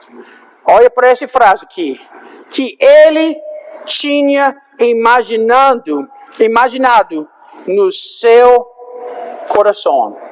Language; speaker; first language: Portuguese; non-native, fluent; English